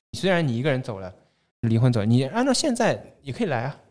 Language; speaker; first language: Chinese; non-native, local second language; Wu Chinese